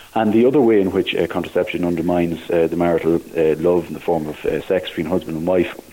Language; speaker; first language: English; native; English